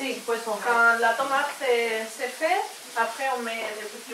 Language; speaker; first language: French; non-native, learner; Spanish